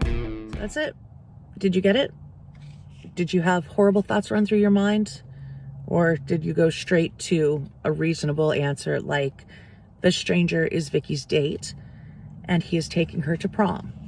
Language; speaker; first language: English; native; English